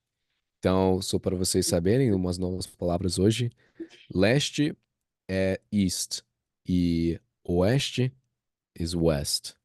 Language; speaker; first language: Portuguese; non-native, fluent; English